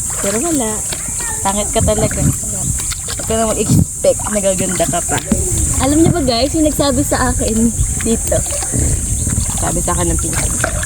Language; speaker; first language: Filipino; non-native, local second language; Bikol